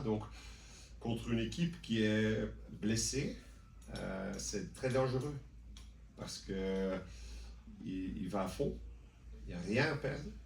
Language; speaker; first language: French; non-native, local second language; Dutch